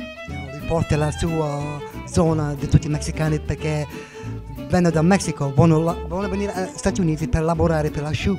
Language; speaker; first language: Italian; early bilingual, heritage; English